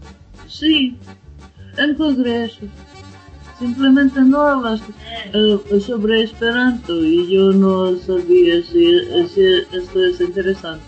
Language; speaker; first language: Spanish; non-native, learner; Ukrainian